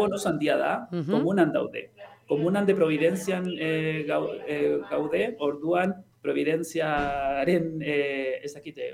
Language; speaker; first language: Basque; non-native, learner; Spanish